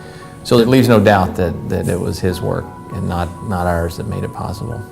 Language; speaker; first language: English; native; English